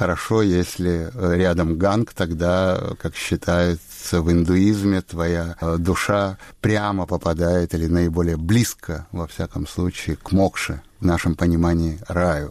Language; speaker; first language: Russian; native; Russian